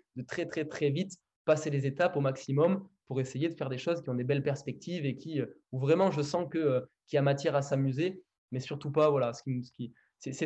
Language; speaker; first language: French; native; French